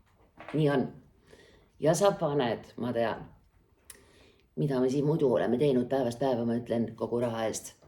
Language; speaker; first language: Estonian; native; Estonian